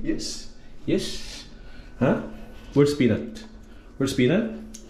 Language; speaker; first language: English; non-native, local second language; Filipino